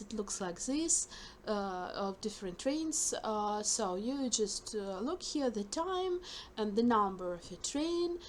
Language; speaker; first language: English; non-native, fluent; Ukrainian